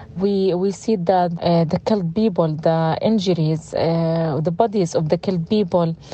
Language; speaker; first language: English; non-native, fluent; Arabic